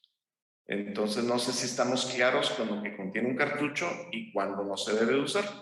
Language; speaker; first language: Spanish; native; Spanish